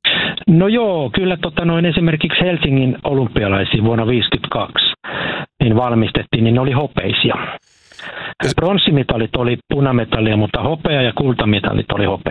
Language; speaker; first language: Finnish; native; Finnish